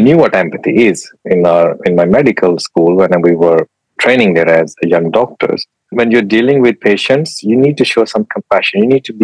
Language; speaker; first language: English; non-native, local second language; Urdu